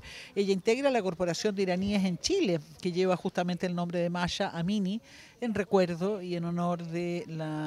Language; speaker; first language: Spanish; native; Spanish